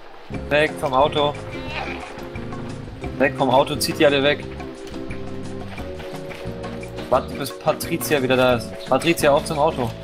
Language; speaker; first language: German; native; German